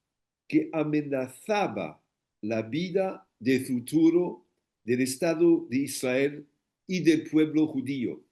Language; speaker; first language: Spanish; non-native, fluent; English